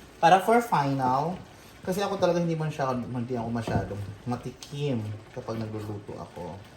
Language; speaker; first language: Filipino; non-native, local second language; Cebuano